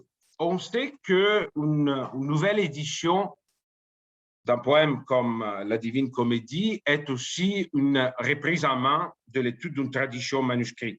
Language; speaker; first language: French; native; French